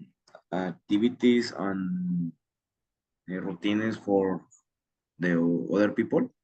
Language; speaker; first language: English; non-native, learner; Spanish